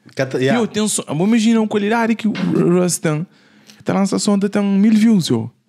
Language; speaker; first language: Portuguese; non-native, local second language; Kabuverdianu